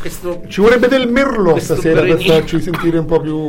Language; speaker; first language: Italian; native; Italian